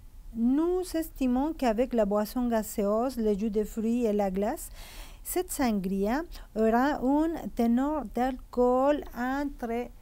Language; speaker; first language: French; non-native, fluent; Spanish